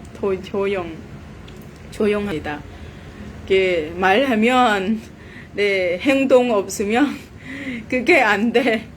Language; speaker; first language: Korean; non-native, learner; Vietnamese